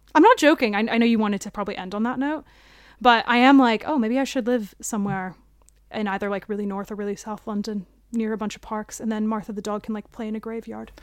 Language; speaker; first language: English; native; English